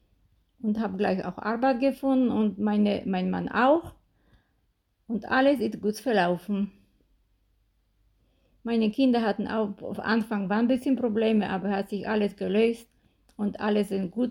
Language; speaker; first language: German; non-native, fluent; Polish